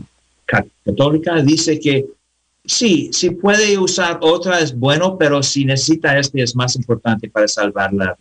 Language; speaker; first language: Spanish; non-native, learner; English